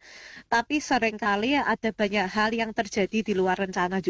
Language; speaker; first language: Indonesian; early bilingual, heritage; Indonesian